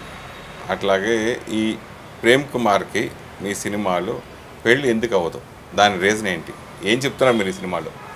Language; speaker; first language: Telugu; native; Telugu